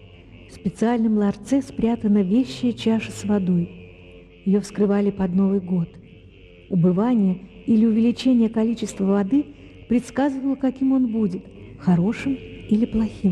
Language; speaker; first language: Russian; native; Russian